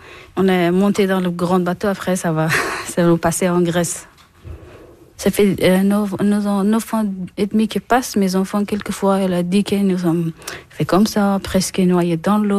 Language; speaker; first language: French; non-native, learner; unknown